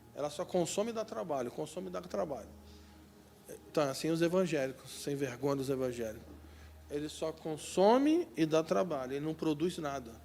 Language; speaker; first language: Portuguese; native; Portuguese